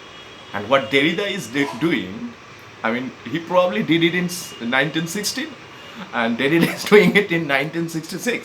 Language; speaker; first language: English; non-native, local second language; Bangla